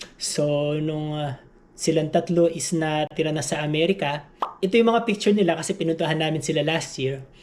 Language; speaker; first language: Filipino; native; Filipino